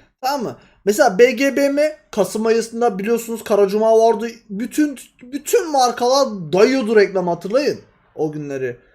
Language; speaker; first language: Turkish; native; Turkish